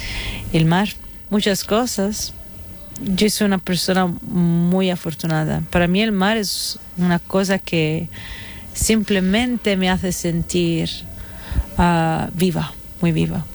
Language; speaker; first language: Spanish; non-native, fluent; Italian